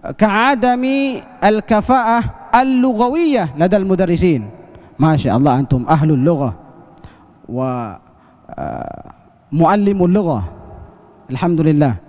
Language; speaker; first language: Arabic; non-native, fluent; Indonesian